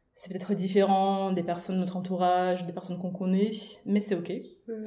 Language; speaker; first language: French; non-native, fluent; Russian